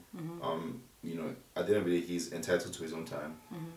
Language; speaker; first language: English; non-native, local second language; Yoruba